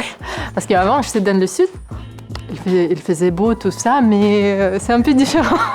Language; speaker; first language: French; non-native, fluent; Ukrainian